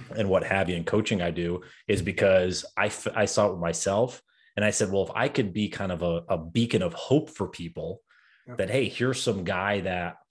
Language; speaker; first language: English; native; English